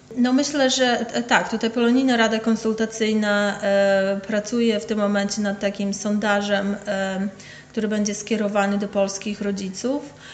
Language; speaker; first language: Polish; native; Polish